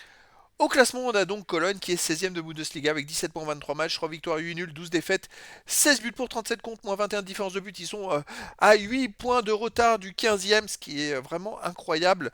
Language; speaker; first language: French; native; French